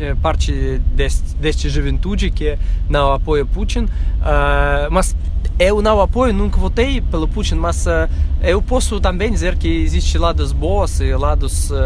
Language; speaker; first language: Portuguese; non-native, fluent; Russian